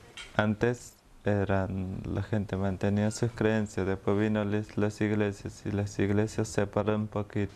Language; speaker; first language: Spanish; non-native, local second language; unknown